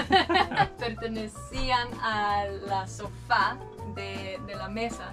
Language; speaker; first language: Spanish; non-native, fluent; English